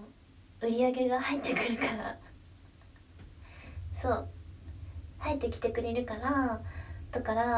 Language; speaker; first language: Japanese; native; Japanese